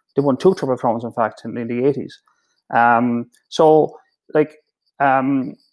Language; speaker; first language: English; native; English